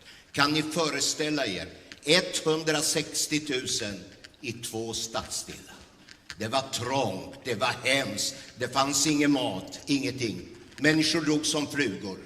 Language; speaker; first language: Swedish; early bilingual, other home language; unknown